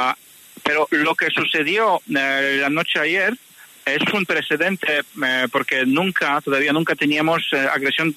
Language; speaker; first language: Spanish; non-native, fluent; Polish